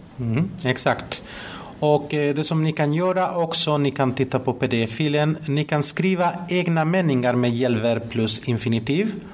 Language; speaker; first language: Swedish; non-native, fluent; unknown